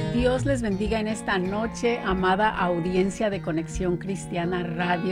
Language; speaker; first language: Spanish; native; Spanish